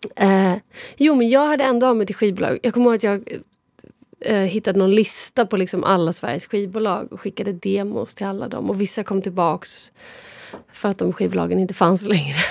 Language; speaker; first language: Swedish; native; Swedish